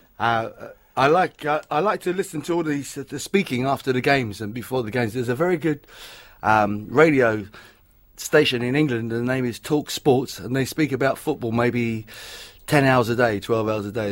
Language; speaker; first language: English; native; English